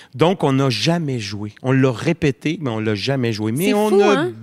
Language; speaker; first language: French; native; French